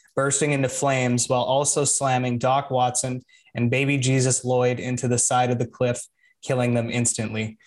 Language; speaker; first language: English; native; English